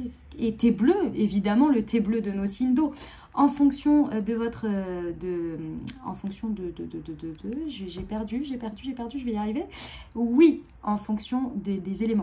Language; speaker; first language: French; native; French